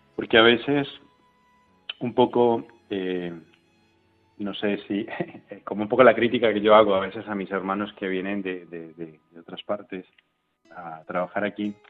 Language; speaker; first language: Spanish; native; Spanish